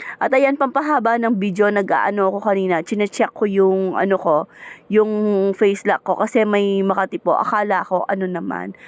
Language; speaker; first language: Filipino; native; Filipino